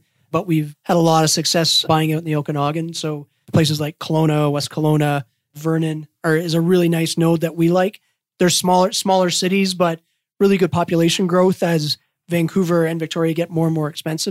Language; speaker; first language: English; native; English